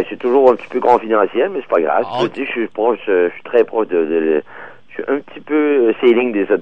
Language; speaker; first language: French; native; French